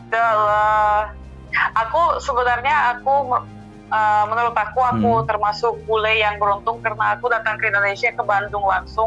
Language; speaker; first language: Indonesian; non-native, fluent; Russian